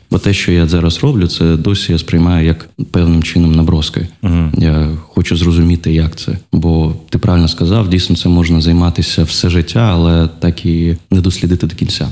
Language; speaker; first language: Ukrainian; non-native, local second language; Russian